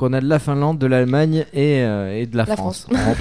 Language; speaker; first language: French; native; French